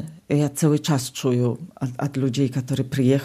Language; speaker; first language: Polish; non-native, local second language; Belarusian